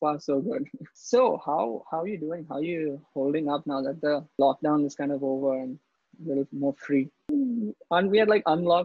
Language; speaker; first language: English; non-native, local second language; Hindi